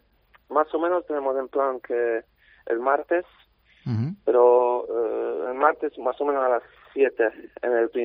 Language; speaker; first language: Spanish; non-native, fluent; Polish